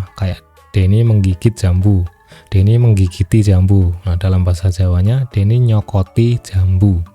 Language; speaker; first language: Indonesian; non-native, local second language; Javanese